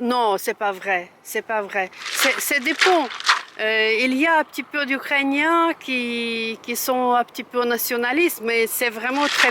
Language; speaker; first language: French; non-native, fluent; Russian